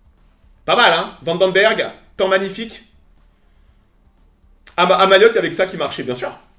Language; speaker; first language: French; native; French